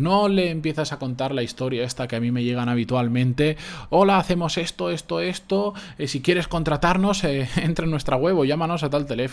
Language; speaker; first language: Spanish; native; Spanish